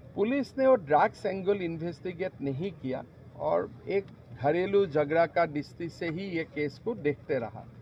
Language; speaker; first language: Hindi; non-native, local second language; Assamese